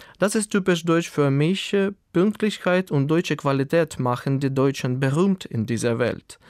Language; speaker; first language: German; non-native, fluent; Ukrainian